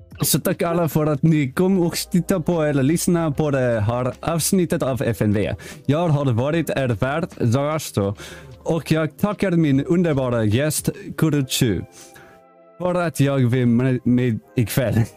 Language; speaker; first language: Swedish; non-native, learner; Afrikaans